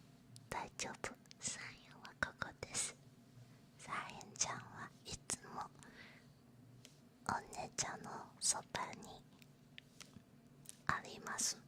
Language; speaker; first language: Japanese; non-native, learner; Chinese